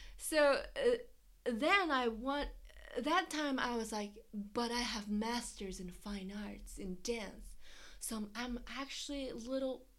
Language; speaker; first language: English; non-native, fluent; Japanese